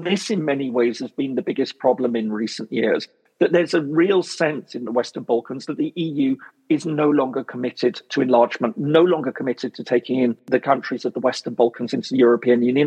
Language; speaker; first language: English; native; English